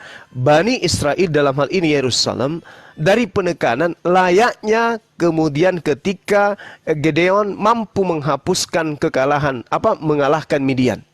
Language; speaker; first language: Indonesian; native; Indonesian